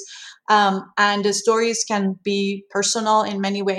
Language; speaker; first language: English; non-native, fluent; Persian